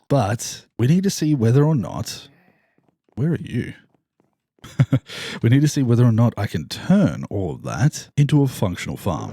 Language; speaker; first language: English; native; English